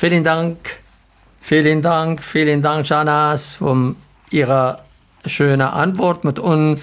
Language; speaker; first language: German; non-native, learner; Arabic